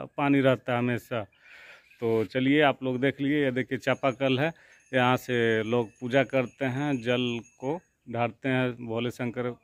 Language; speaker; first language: Hindi; native; Hindi